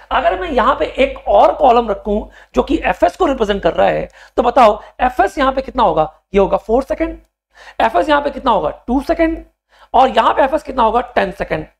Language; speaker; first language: Hindi; native; Hindi